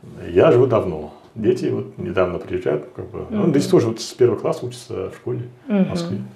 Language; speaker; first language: Russian; non-native, learner; Uzbek